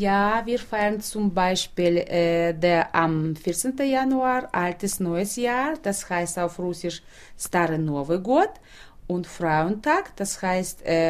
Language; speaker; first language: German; non-native, fluent; Russian